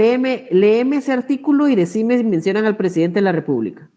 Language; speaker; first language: Spanish; native; Spanish